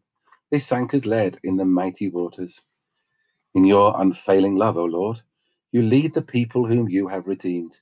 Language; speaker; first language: English; native; English